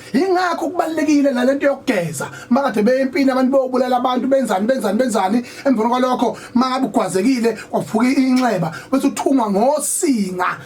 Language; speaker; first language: Zulu; native; Zulu